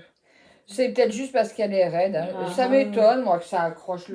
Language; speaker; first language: French; native; French